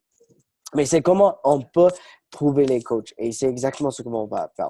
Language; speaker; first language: French; non-native, fluent; English